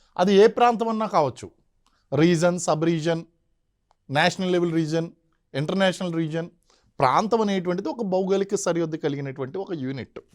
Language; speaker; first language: Telugu; native; Telugu